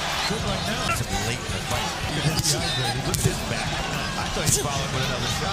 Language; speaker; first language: English; native; English